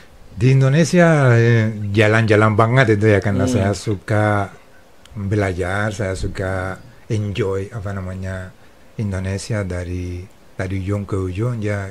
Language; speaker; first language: Indonesian; non-native, fluent; Spanish